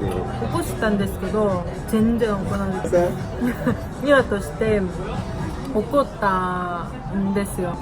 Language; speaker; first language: Japanese; non-native, fluent; Korean